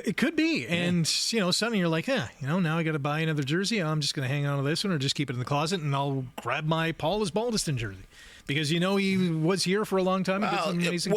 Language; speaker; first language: English; native; English